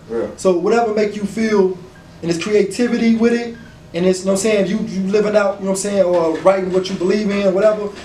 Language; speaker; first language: English; native; English